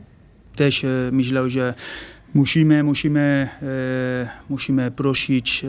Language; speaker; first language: Polish; non-native, learner; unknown